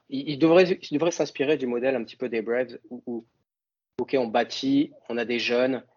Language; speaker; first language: French; native; French